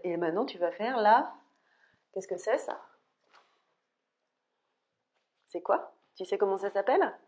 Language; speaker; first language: French; native; French